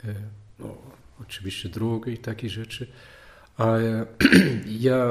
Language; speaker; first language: Polish; non-native, learner; Dutch